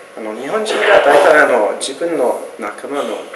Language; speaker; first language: Japanese; non-native, learner; English